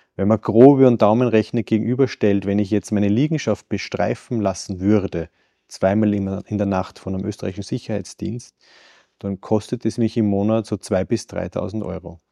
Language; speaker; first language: German; native; German